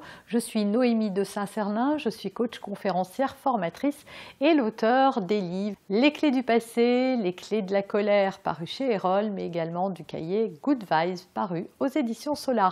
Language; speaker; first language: French; native; French